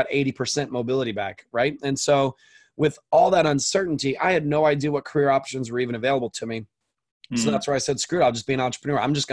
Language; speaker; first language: English; native; English